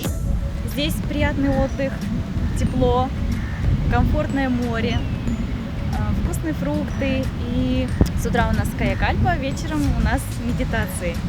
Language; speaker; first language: Russian; native; Russian